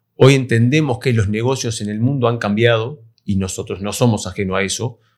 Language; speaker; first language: Spanish; native; Spanish